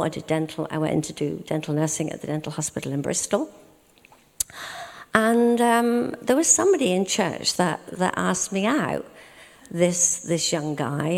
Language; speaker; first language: English; native; English